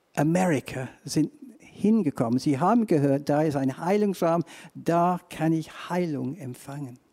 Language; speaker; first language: German; non-native, fluent; English